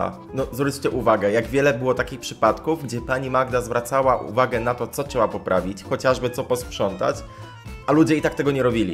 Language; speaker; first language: Polish; native; Polish